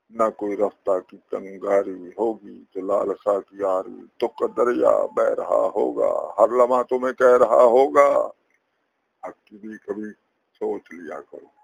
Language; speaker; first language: Urdu; non-native, local second language; Punjabi